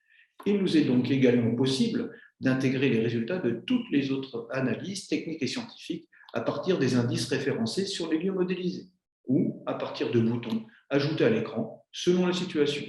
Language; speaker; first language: French; native; French